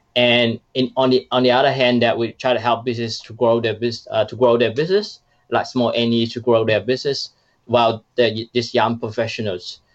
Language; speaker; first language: English; non-native, fluent; Chinese